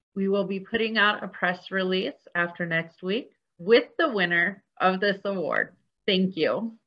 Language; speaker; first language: English; native; English